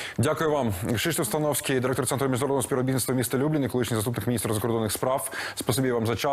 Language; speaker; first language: Ukrainian; native; Ukrainian